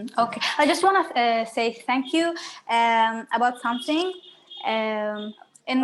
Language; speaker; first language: English; non-native, learner; Arabic